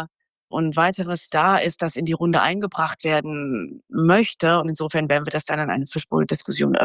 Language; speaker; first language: German; native; German